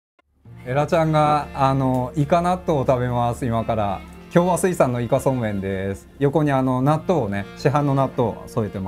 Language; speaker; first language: Japanese; native; Japanese